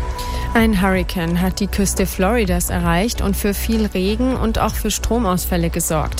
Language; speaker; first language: German; native; German